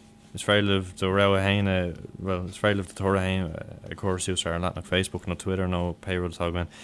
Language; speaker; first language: Irish; non-native, local second language; English